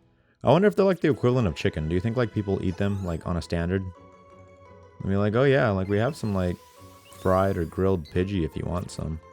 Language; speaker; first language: English; native; English